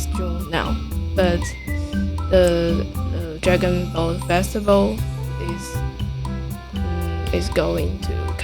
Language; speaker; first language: English; non-native, learner; Chinese